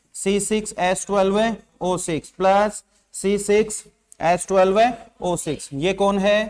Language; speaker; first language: Hindi; native; Hindi